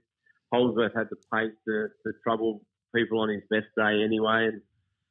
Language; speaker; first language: English; native; English